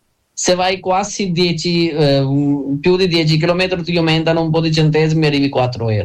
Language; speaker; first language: Italian; non-native, learner; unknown